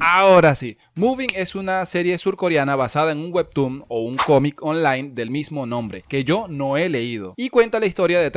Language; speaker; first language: Spanish; native; Spanish